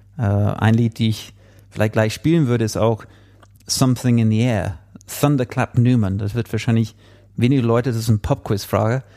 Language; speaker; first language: German; non-native, fluent; English